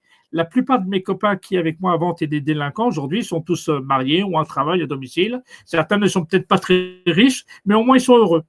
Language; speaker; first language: French; native; French